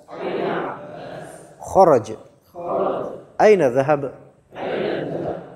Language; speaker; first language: Arabic; non-native, fluent; Indonesian